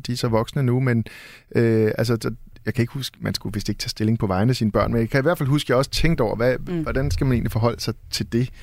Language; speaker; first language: Danish; native; Danish